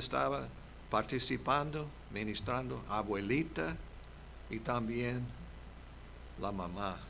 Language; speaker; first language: Spanish; non-native, fluent; English